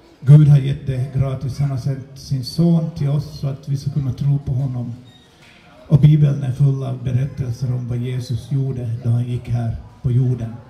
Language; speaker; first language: Swedish; native; Swedish